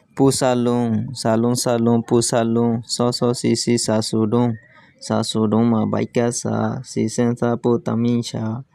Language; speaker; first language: Burmese; non-native, local second language; Rohingya